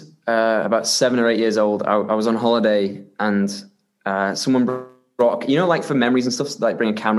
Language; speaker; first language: English; native; English